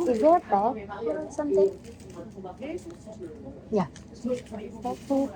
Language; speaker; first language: English; non-native, learner; Korean